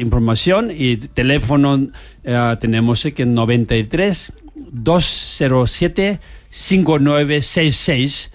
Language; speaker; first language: Spanish; non-native, learner; Tibetan